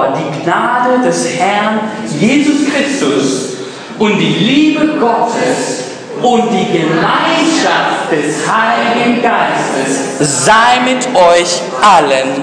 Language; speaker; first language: German; early bilingual, other home language; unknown